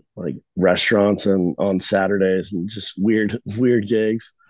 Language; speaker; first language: English; native; English